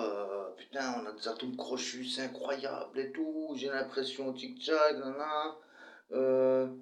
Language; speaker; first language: French; early bilingual, other home language; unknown